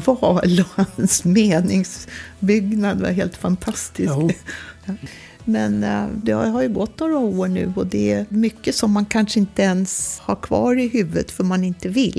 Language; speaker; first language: Swedish; native; Swedish